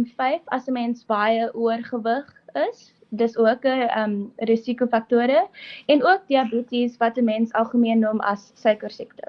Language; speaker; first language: Afrikaans; non-native, local second language; English